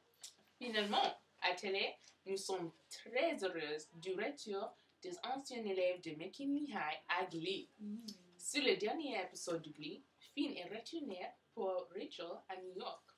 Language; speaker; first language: French; non-native, learner; English